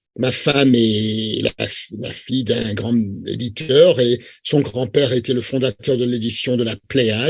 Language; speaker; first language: French; non-native, fluent; English